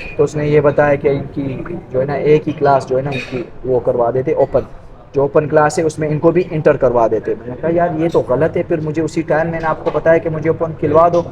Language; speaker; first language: Urdu; non-native, local second language; Pashto